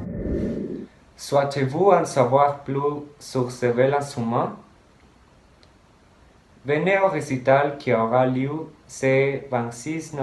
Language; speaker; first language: French; non-native, learner; Spanish